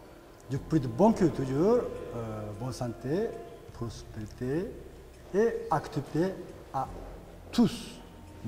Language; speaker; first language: French; non-native, learner; Japanese